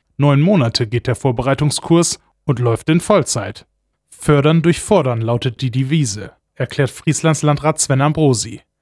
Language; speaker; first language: German; native; German